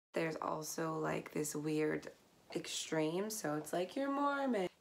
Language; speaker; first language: English; native; English